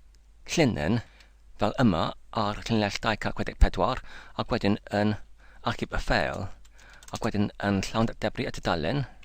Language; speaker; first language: Welsh; non-native, learner; English